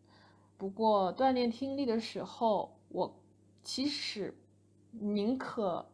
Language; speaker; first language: Chinese; non-native, fluent; English